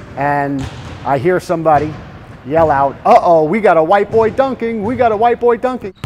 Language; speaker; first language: English; native; English